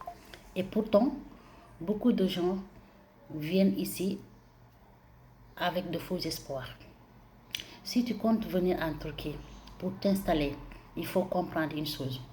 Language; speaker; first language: French; non-native, local second language; Wolof